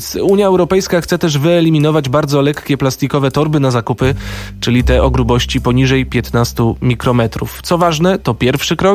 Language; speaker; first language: Polish; native; Polish